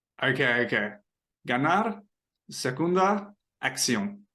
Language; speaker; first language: Spanish; non-native, fluent; English